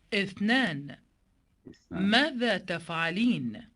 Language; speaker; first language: Arabic; non-native, learner; Indonesian